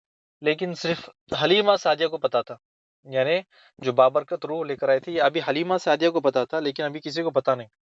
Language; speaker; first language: Urdu; native; Urdu